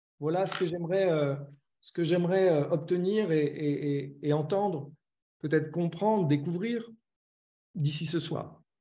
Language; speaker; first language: French; native; French